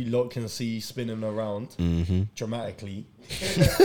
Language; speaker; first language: English; native; English